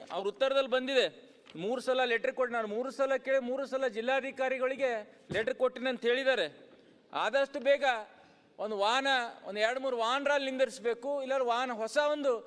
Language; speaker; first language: Kannada; native; Kannada